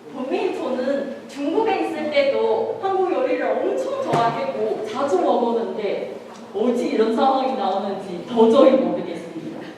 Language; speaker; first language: Korean; non-native, fluent; Chinese